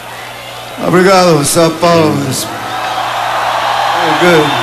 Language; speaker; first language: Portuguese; non-native, learner; English